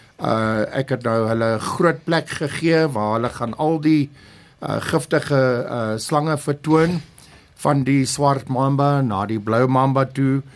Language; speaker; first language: Afrikaans; non-native, local second language; English